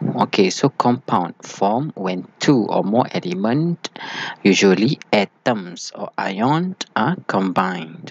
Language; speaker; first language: English; non-native, local second language; Malay